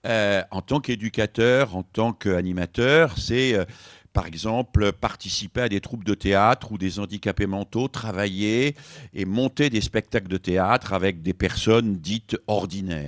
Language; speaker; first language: French; native; French